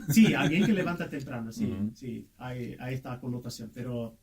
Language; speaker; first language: Spanish; non-native, fluent; Portuguese